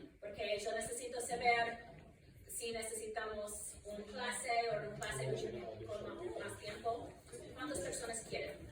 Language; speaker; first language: Spanish; non-native, learner; English